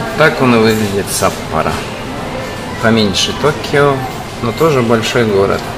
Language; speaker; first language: Russian; native; Russian